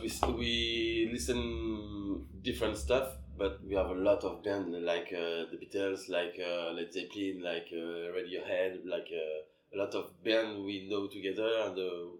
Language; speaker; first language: English; non-native, learner; French